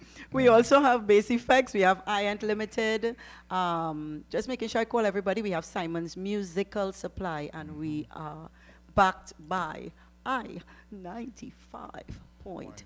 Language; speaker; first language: English; native; English